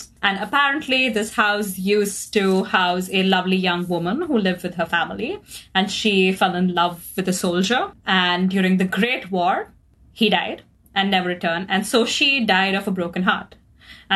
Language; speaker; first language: English; non-native, local second language; Hindi